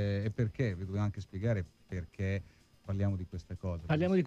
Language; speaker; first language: Italian; native; Italian